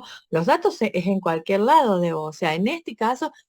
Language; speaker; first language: Spanish; native; Spanish